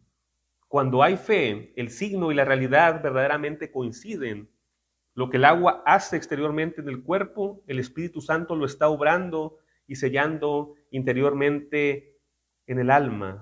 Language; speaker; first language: Spanish; native; Spanish